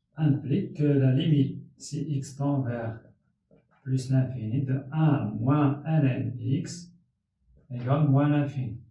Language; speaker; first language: French; non-native, local second language; Arabic